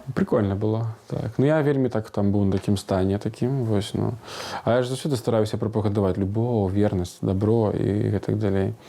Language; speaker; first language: Belarusian; non-native, local second language; Russian